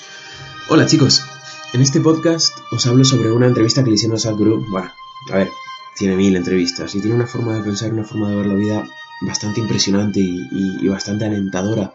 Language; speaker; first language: Spanish; native; Spanish